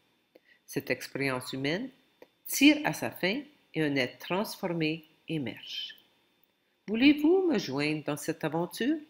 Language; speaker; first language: French; non-native, local second language; Ukrainian